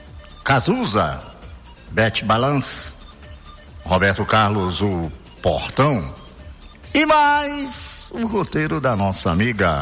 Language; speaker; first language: Portuguese; native; Portuguese